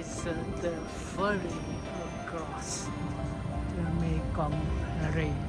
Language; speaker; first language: English; non-native, learner; Khmer